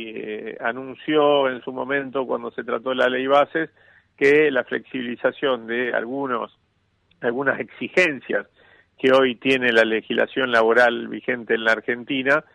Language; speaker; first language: Spanish; native; Spanish